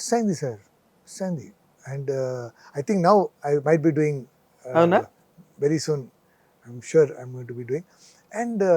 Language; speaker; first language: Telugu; non-native, local second language; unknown